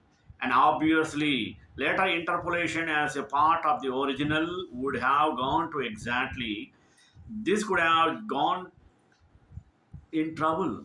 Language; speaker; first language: English; non-native, local second language; Telugu